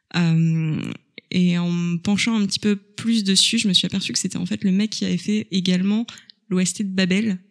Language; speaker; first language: French; native; French